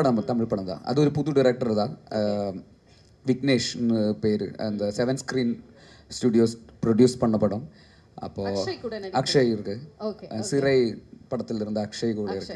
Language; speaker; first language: Tamil; non-native, learner; Malayalam